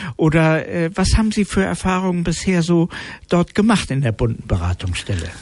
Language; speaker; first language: German; native; German